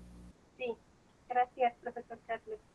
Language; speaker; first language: Spanish; non-native, fluent; Portuguese